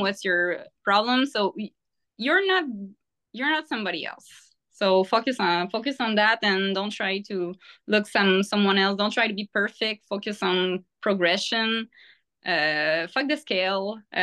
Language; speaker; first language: English; non-native, fluent; French